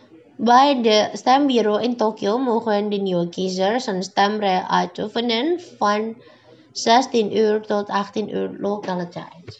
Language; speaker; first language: Dutch; non-native, fluent; Indonesian